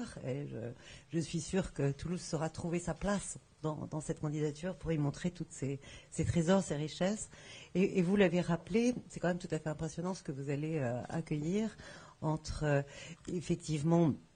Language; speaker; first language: French; native; French